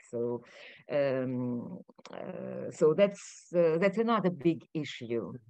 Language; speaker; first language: English; non-native, fluent; Ukrainian